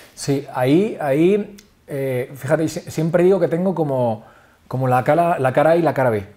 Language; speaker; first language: Spanish; native; Spanish